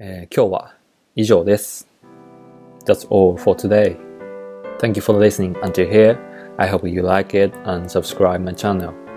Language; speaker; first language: English; non-native, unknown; Japanese